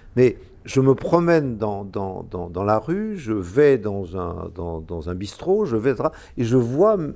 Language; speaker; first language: French; native; French